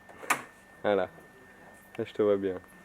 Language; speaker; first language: French; native; French